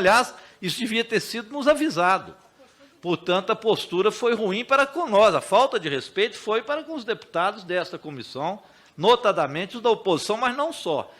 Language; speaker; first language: Portuguese; native; Portuguese